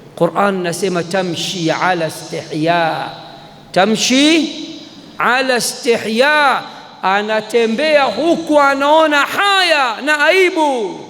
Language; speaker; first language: Swahili; native; Swahili